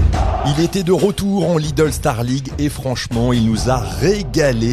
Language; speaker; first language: French; native; French